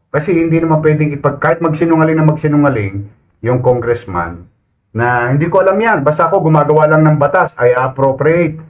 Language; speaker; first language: Filipino; native; Filipino